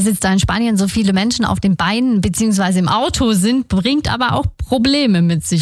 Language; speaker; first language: German; native; German